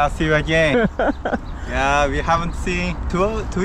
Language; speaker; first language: English; non-native, learner; Japanese